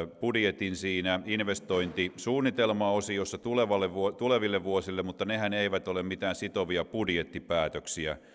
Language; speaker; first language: Finnish; native; Finnish